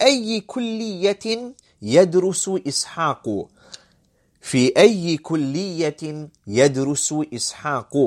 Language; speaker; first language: Arabic; non-native, fluent; English